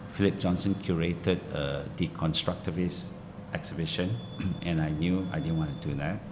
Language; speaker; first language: English; non-native, local second language; Min Nan Chinese